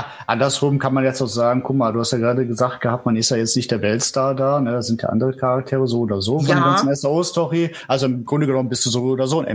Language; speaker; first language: German; native; German